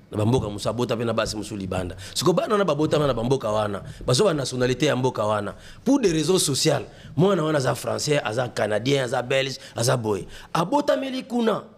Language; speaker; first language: French; non-native, local second language; Lingala